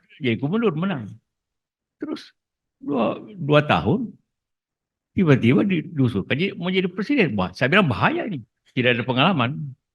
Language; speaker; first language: Indonesian; non-native, local second language; Buginese